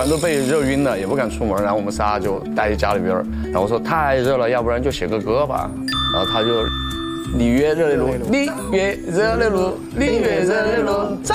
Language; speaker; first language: Chinese; native; Chinese